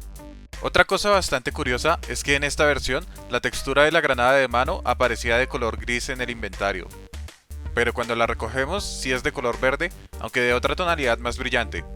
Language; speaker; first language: Spanish; native; Spanish